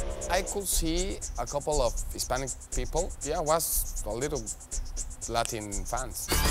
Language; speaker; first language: English; non-native, learner; Spanish